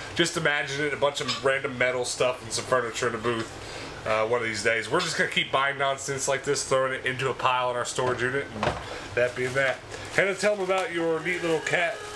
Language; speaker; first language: English; native; English